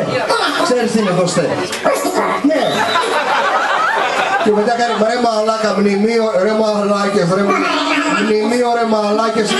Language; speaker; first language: Greek; native; Greek